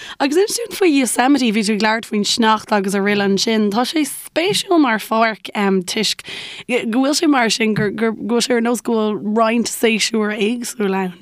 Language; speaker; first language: Irish; native; Irish